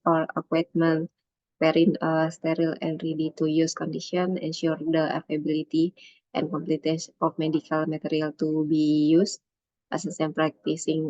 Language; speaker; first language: English; non-native, learner; Indonesian